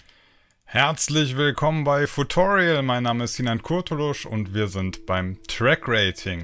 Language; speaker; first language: German; native; German